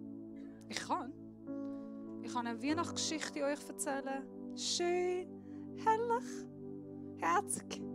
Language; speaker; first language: German; non-native, fluent; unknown